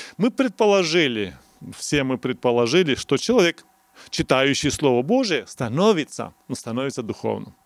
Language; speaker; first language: Russian; non-native, local second language; Romanian